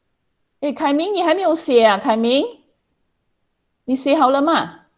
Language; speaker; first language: Chinese; non-native, local second language; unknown